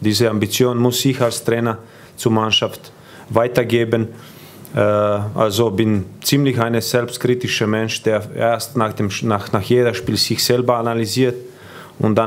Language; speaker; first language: German; non-native, fluent; Croatian